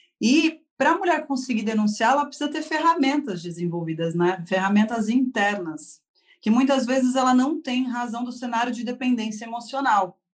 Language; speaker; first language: Portuguese; native; Portuguese